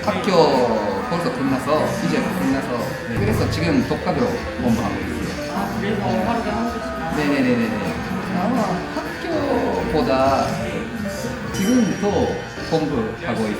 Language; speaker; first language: Korean; non-native, learner; Japanese